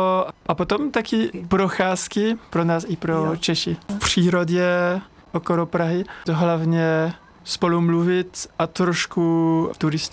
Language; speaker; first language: Czech; non-native, learner; French